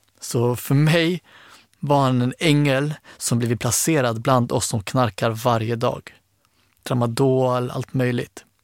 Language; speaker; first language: Swedish; early bilingual, other home language; Arabic